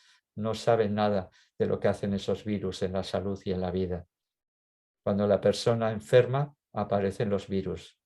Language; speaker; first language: Spanish; native; Spanish